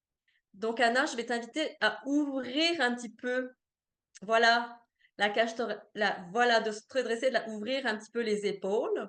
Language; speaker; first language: French; native; French